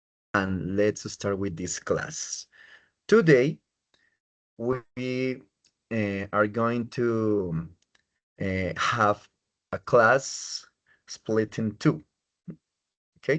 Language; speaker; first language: English; non-native, fluent; Spanish